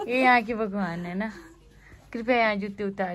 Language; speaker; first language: Hindi; native; Hindi